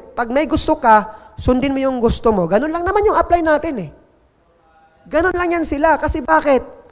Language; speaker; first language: Filipino; non-native, local second language; Cebuano